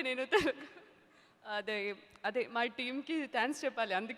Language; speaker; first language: Telugu; non-native, learner; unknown